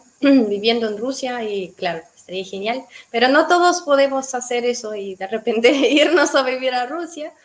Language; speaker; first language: Spanish; non-native, fluent; Russian